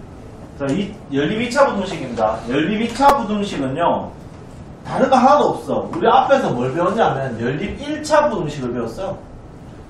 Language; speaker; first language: Korean; native; Korean